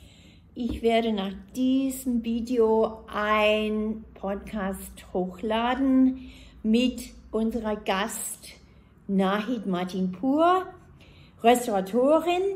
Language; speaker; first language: German; non-native, fluent; English